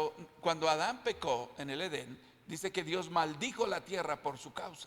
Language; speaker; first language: Spanish; native; Spanish